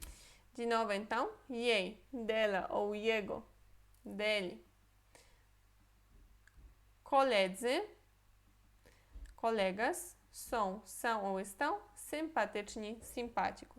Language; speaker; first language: Portuguese; non-native, fluent; Polish